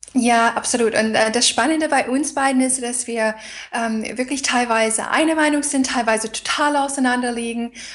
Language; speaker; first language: German; non-native, fluent; English